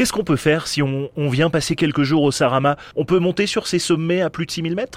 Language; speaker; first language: French; native; French